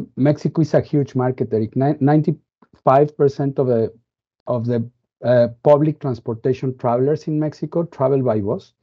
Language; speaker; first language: English; non-native, fluent; Spanish